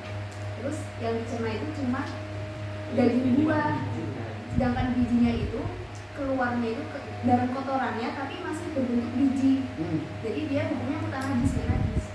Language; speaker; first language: Indonesian; native; Indonesian